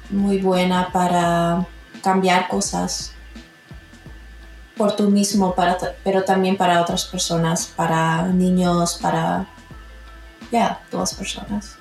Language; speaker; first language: Spanish; early bilingual, heritage; Spanish